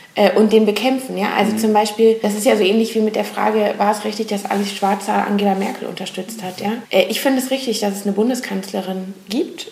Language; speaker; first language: German; native; German